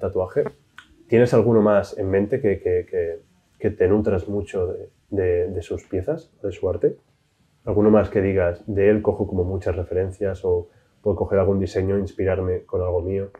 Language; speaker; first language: Spanish; native; Spanish